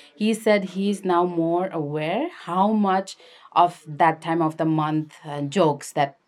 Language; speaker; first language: English; non-native, local second language; Nepali